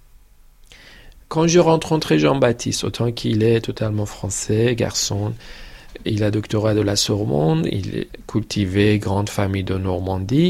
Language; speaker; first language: French; non-native, fluent; Persian